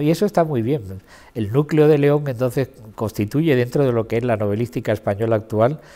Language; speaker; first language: Spanish; native; Spanish